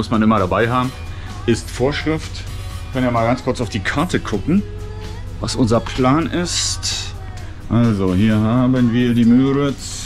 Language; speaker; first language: German; native; German